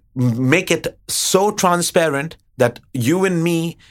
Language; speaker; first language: English; non-native, local second language; Hindi